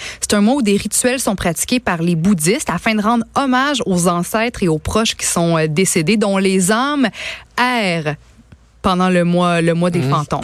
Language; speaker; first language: French; native; French